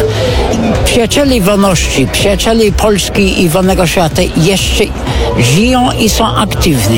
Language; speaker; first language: Polish; non-native, fluent; English